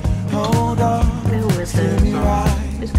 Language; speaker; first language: English; non-native, learner; Korean